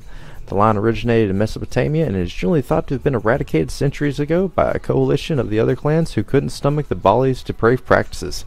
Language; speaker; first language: English; native; English